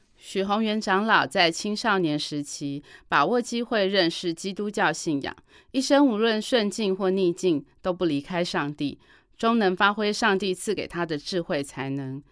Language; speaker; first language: Chinese; native; Chinese